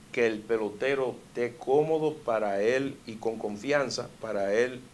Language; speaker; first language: Spanish; early bilingual, heritage; Spanish